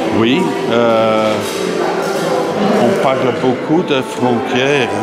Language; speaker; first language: French; non-native, local second language; Dutch